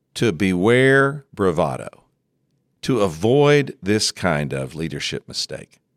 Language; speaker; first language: English; native; English